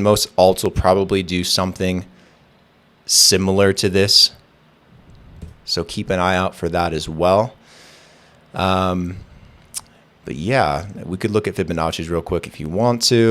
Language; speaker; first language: English; native; English